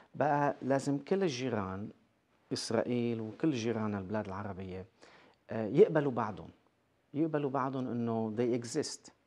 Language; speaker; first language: Arabic; native; Arabic